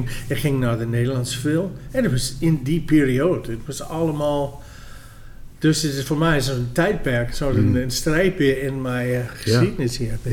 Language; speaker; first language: Dutch; non-native, fluent; English